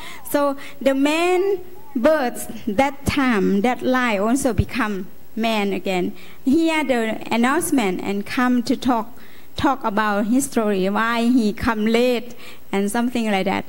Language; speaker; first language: English; non-native, learner; Lao